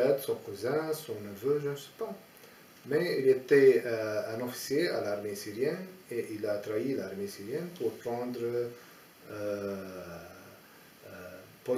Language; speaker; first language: French; non-native, fluent; Aramaic